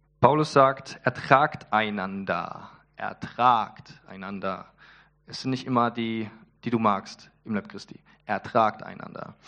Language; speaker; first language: German; early bilingual, other home language; Polish